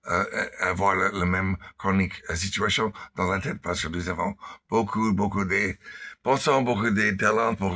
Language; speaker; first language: French; non-native, learner; English